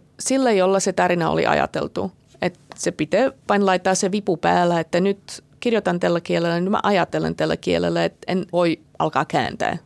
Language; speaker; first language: Finnish; non-native, fluent; Slovak